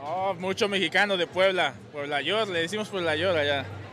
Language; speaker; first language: Spanish; native; Spanish